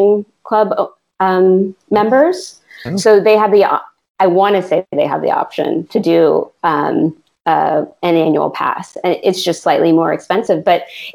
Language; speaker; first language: English; native; English